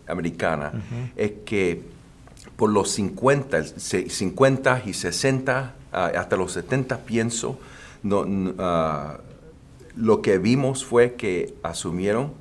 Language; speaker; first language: Spanish; early bilingual, heritage; Spanish